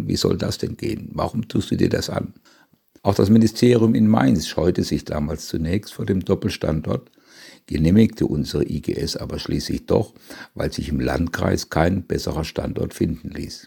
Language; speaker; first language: German; native; German